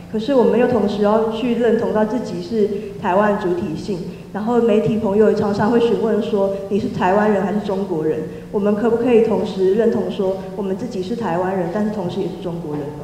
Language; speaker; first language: Chinese; native; Chinese